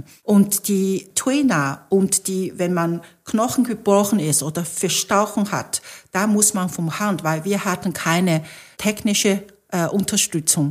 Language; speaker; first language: German; non-native, fluent; Chinese